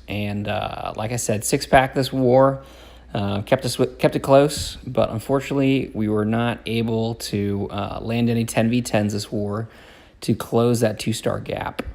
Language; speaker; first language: English; native; English